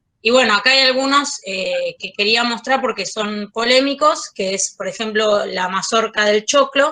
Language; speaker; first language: Spanish; native; Spanish